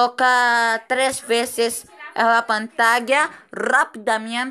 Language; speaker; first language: Spanish; non-native, fluent; Portuguese